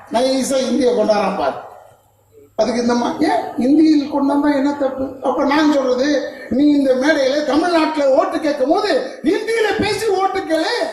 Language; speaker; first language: Tamil; native; Tamil